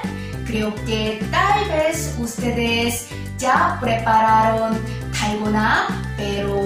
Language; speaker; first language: Spanish; non-native, fluent; Korean